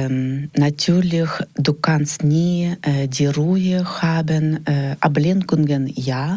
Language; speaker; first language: German; non-native, learner; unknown